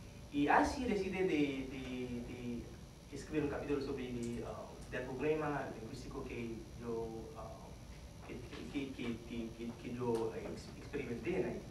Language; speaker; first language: Spanish; non-native, fluent; Haitian Creole